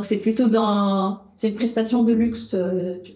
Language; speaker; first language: French; native; French